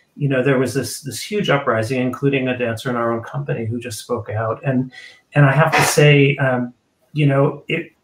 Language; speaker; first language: English; native; English